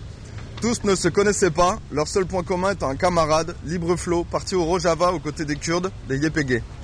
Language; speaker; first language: French; native; French